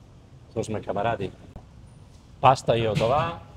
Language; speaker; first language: Czech; non-native, learner; Italian